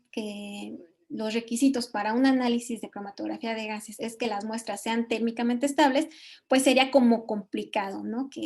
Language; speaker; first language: Spanish; native; Spanish